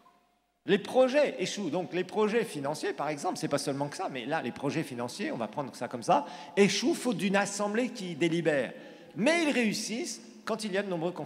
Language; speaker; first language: French; native; French